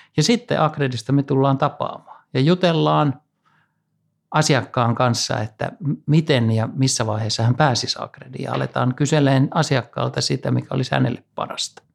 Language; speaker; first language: Finnish; native; Finnish